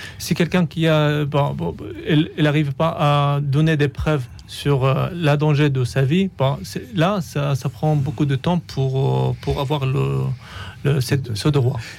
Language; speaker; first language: French; non-native, fluent; Arabic